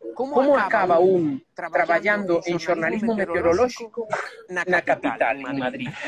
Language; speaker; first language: Galician; non-native, local second language; Spanish